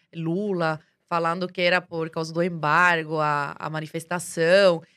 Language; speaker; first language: Portuguese; early bilingual, other home language; Spanish